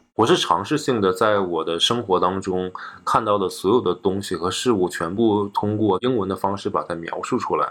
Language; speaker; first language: Chinese; native; Chinese